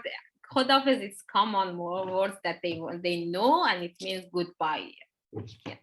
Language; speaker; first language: English; non-native, learner; Persian